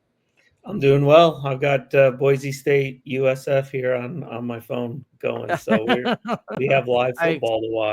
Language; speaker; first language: English; native; English